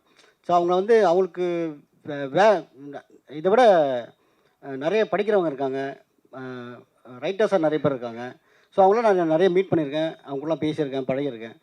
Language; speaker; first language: Tamil; native; Tamil